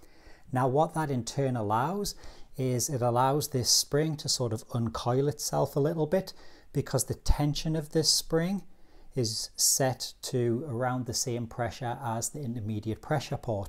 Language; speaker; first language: English; native; English